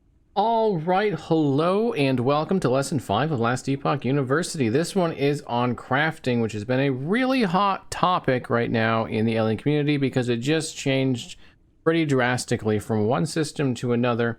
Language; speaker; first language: English; native; English